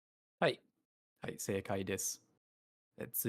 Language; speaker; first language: Japanese; non-native, learner; English